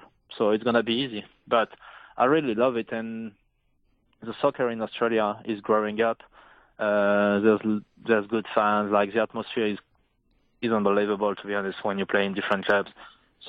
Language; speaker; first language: English; non-native, fluent; French